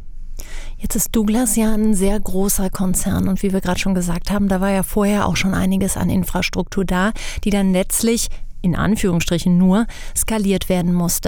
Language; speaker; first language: German; native; German